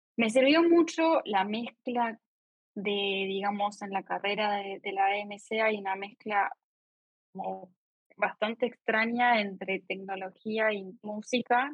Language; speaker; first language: Spanish; native; Spanish